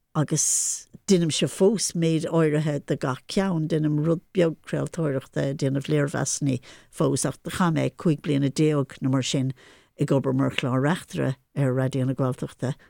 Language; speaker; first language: Irish; non-native, local second language; English